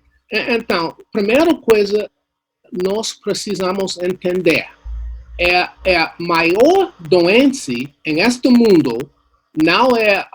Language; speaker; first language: Portuguese; non-native, learner; English